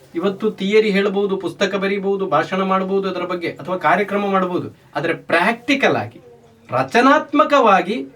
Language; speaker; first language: Kannada; native; Kannada